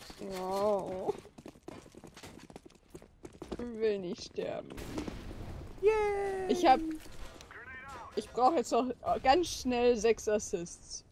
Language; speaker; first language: German; native; German